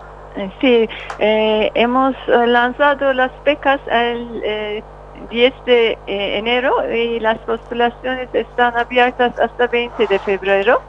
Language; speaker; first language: Spanish; non-native, fluent; Turkish